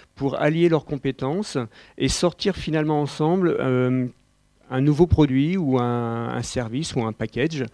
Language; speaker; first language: French; native; French